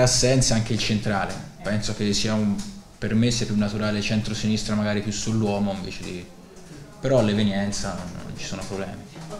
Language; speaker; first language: Italian; native; Italian